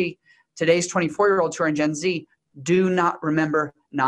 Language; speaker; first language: English; native; English